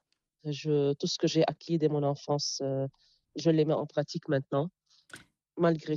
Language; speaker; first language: French; non-native, local second language; Arabic